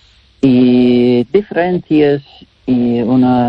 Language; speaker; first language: Spanish; non-native, learner; English